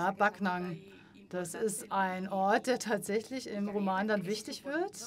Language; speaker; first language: German; non-native, fluent; Spanish